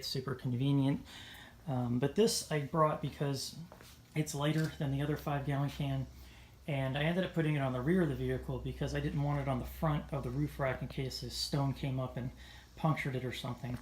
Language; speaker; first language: English; native; English